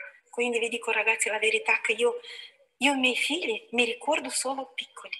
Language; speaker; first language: Italian; non-native, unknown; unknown